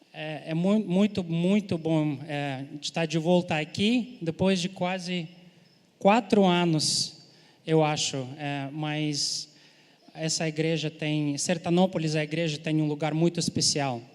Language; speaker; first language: Portuguese; non-native, fluent; Ukrainian